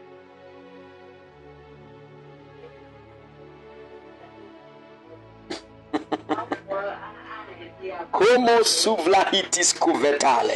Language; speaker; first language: English; non-native, local second language; Akan